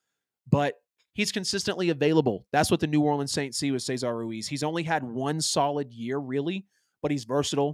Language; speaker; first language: English; native; English